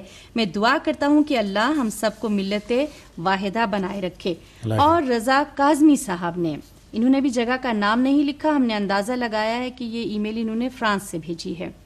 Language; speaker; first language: Urdu; native; Urdu